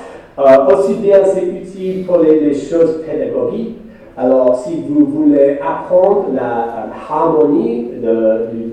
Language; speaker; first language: French; non-native, fluent; English